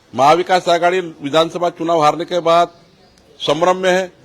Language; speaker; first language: Hindi; non-native, local second language; Marathi